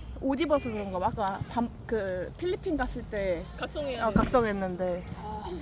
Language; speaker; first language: Korean; native; Korean